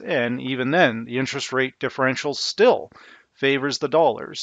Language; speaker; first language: English; native; English